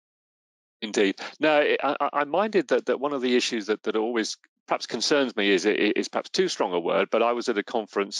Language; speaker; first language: English; native; English